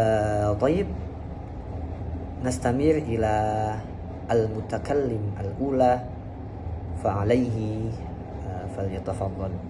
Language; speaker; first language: Arabic; non-native, learner; Indonesian